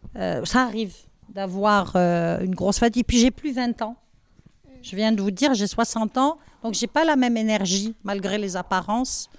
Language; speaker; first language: French; non-native, local second language; Arabic